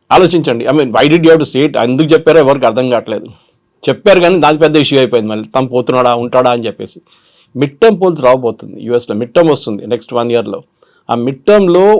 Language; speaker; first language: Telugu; non-native, local second language; Malayalam